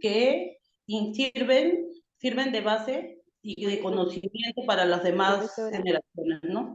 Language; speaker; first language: Spanish; native; Spanish